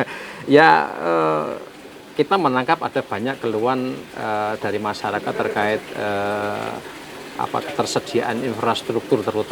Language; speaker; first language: Indonesian; native; Indonesian